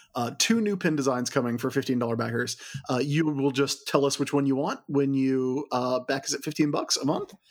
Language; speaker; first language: English; native; English